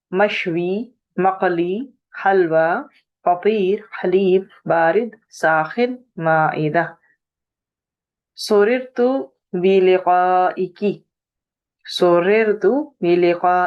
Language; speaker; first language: Arabic; non-native, fluent; Urdu